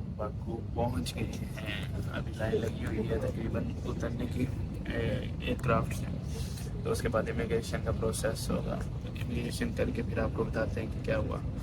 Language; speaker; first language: Urdu; non-native, local second language; Punjabi